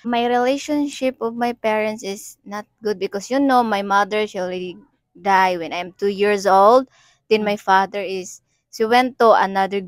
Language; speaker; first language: English; non-native, learner; Cebuano